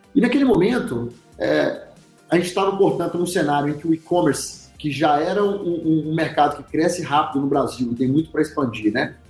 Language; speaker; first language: Portuguese; native; Portuguese